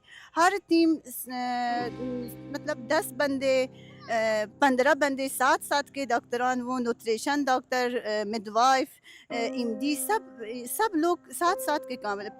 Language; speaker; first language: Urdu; non-native, learner; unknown